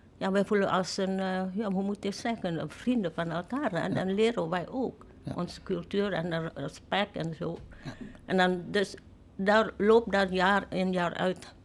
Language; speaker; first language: Dutch; non-native, fluent; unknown